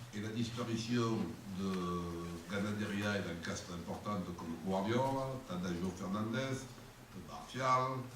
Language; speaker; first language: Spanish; non-native, learner; French